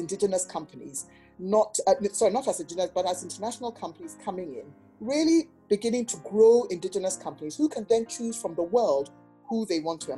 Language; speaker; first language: English; non-native, local second language; Akan